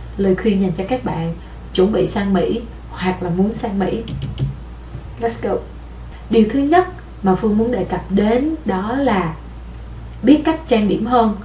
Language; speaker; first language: Vietnamese; native; Vietnamese